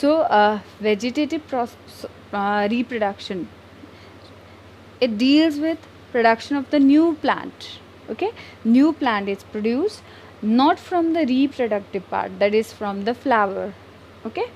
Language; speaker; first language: English; non-native, local second language; Hindi